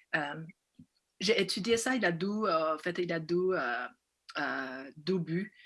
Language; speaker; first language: French; non-native, fluent; Chinese